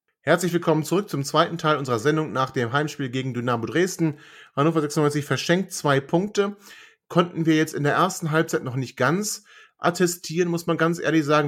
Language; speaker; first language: German; native; German